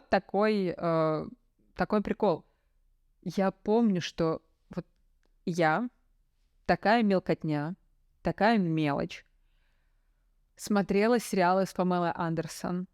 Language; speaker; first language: Russian; native; Russian